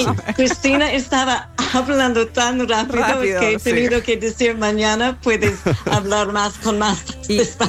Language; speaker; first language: Spanish; non-native, fluent; English